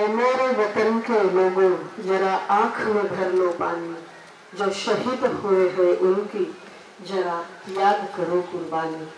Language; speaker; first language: Hindi; non-native, local second language; Marathi